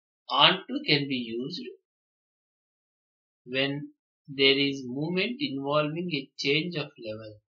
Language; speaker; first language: English; non-native, local second language; Telugu